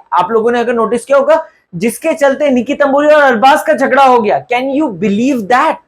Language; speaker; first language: Hindi; non-native, local second language; Marathi